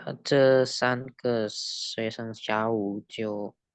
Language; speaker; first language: Chinese; non-native, learner; Indonesian